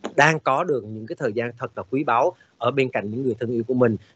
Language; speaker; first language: Vietnamese; native; Vietnamese